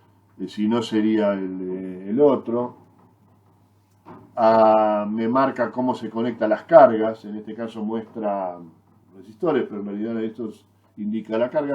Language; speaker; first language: Spanish; native; Spanish